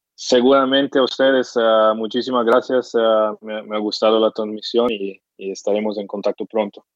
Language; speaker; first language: Spanish; non-native, fluent; English